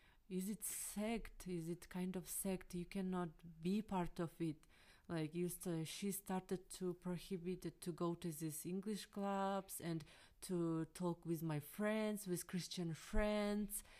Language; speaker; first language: English; non-native, fluent; Kyrgyz